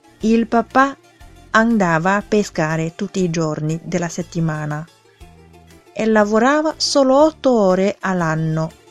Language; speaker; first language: Italian; non-native, fluent; Chinese